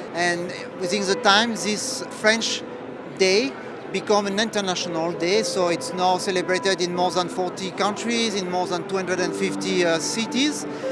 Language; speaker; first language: English; non-native, fluent; French